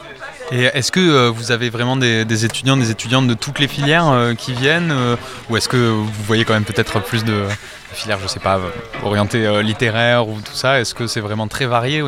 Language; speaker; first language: French; native; French